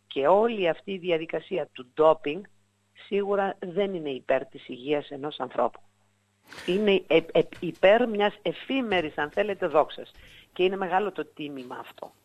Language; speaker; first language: Greek; native; Greek